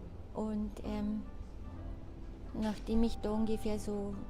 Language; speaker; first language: German; native; German